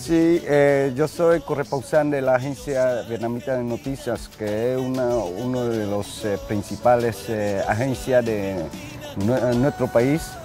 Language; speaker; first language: Spanish; non-native, fluent; Vietnamese